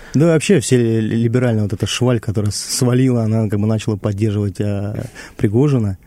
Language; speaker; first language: Russian; native; Russian